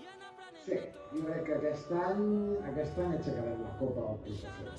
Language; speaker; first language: Catalan; native; Catalan